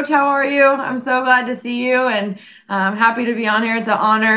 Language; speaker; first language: English; native; English